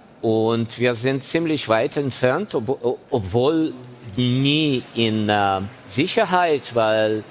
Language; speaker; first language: German; non-native, fluent; Ukrainian